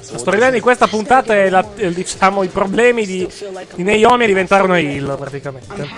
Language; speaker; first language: Italian; native; Italian